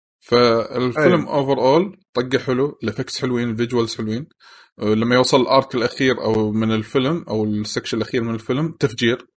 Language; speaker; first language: Arabic; native; Arabic